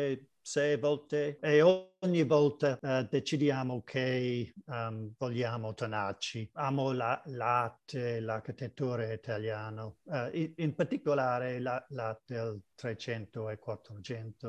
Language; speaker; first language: Italian; non-native, learner; English